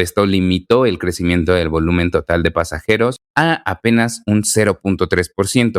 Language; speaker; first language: Spanish; native; Spanish